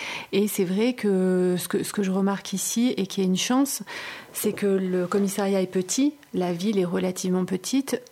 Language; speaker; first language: French; native; French